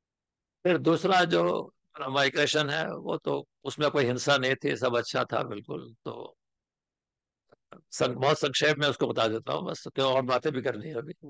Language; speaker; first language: Hindi; native; Hindi